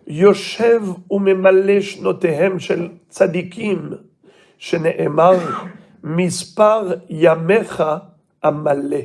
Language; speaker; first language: Hebrew; non-native, fluent; French